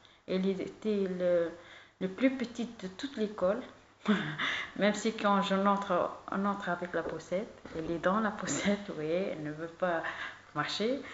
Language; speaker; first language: French; non-native, learner; Arabic